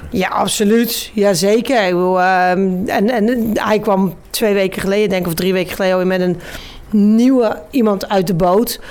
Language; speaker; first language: Dutch; native; Dutch